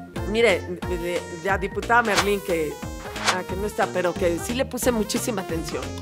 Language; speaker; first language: Spanish; native; Spanish